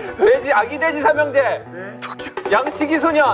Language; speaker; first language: Korean; native; Korean